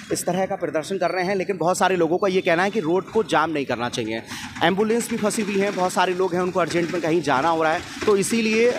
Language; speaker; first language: Hindi; native; Hindi